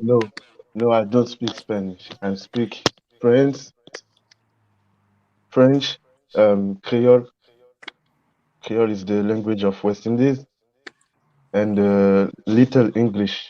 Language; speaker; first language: English; non-native, learner; French